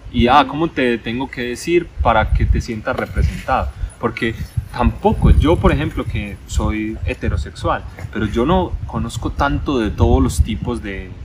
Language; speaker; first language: Spanish; native; Spanish